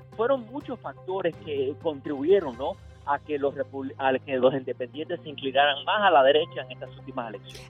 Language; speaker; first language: Spanish; early bilingual, heritage; Spanish